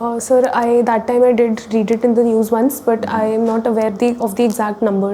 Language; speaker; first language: English; non-native, local second language; Hindi